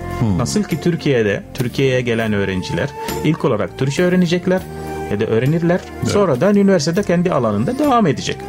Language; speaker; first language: Turkish; non-native, fluent; Arabic